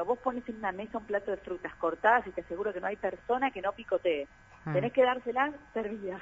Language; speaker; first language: Spanish; native; Spanish